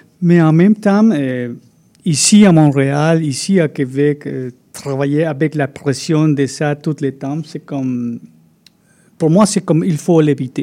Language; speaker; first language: French; non-native, fluent; Spanish